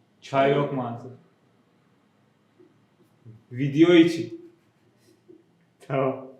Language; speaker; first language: Turkish; non-native, fluent; Persian